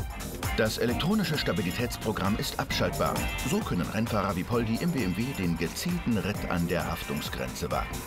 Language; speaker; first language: German; native; German